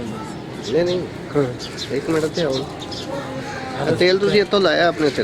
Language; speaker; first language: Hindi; non-native, local second language; Saraiki